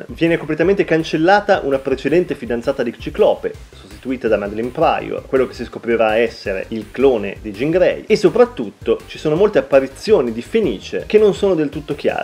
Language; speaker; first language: Italian; native; Italian